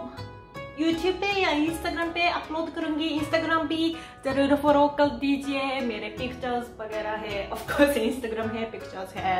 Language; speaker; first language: Hindi; non-native, fluent; Japanese